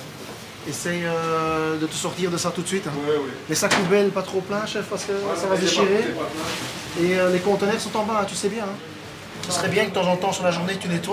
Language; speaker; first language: French; native; French